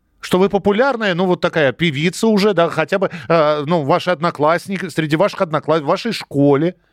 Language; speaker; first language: Russian; native; Russian